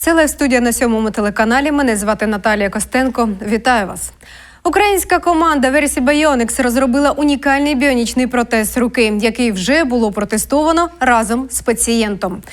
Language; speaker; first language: Ukrainian; native; Ukrainian